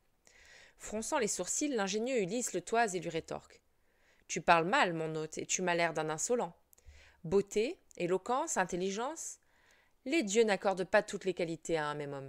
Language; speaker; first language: French; native; French